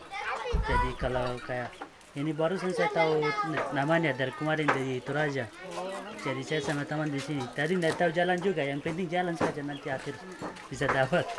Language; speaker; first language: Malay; non-native, fluent; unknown